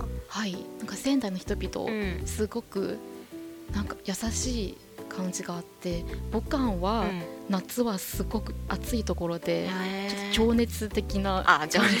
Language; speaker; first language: Japanese; non-native, fluent; Chinese